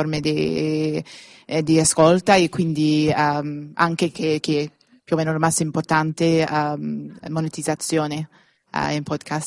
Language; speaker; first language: Italian; non-native, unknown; English